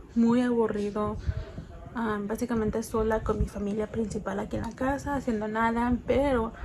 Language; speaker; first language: Spanish; early bilingual, other home language; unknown